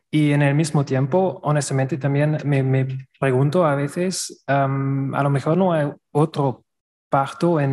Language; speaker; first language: Spanish; non-native, learner; German